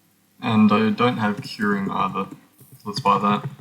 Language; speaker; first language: English; native; English